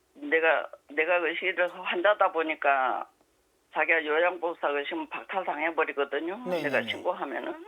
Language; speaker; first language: Korean; native; Korean